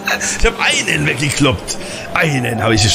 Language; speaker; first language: German; native; German